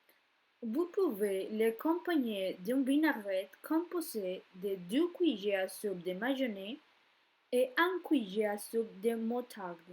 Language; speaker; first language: French; non-native, learner; Spanish